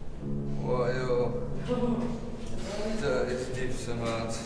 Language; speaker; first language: Dutch; native; Dutch